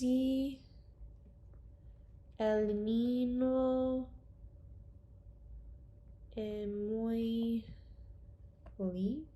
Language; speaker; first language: Spanish; non-native, learner; English